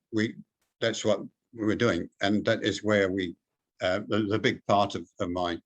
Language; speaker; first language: English; native; English